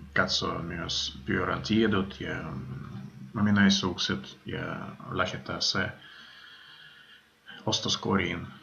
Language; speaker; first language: Finnish; non-native, fluent; Russian